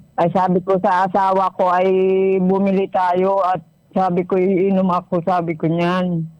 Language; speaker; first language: Filipino; native; Filipino